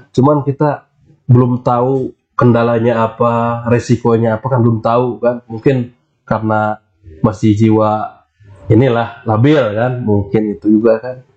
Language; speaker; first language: Indonesian; non-native, local second language; Sundanese